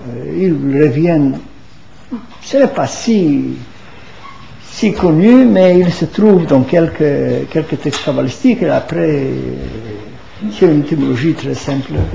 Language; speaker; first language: French; non-native, fluent; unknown